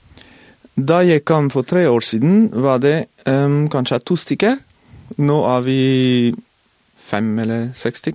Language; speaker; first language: Norwegian; non-native, fluent; French